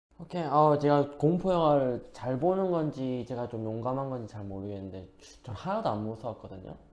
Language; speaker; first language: Korean; native; Korean